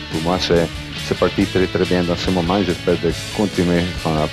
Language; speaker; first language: French; non-native, learner; Italian